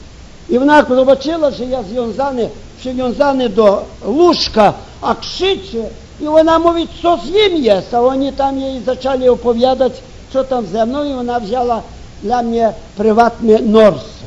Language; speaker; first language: Polish; early bilingual, heritage; Ukrainian